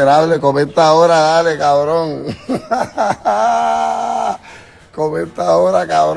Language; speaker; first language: Spanish; native; Spanish